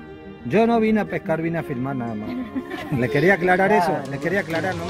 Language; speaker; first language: Spanish; native; Spanish